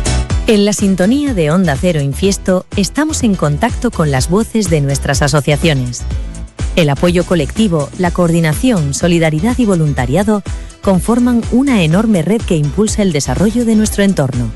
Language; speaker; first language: Spanish; native; Spanish